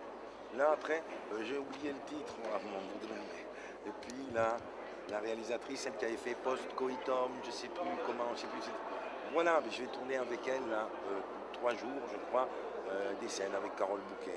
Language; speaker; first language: French; native; French